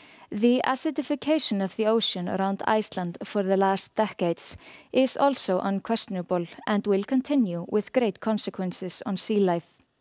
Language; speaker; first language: English; non-native, fluent; Icelandic